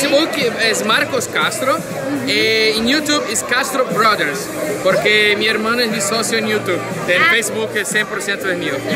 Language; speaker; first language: Spanish; non-native, learner; Portuguese